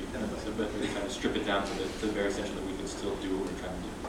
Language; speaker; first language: English; native; English